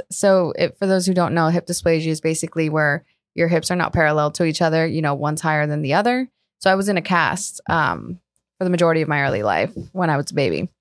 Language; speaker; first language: English; early bilingual, other home language; Spanish